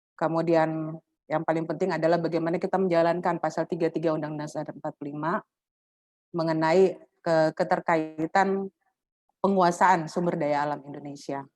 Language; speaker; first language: Indonesian; native; Indonesian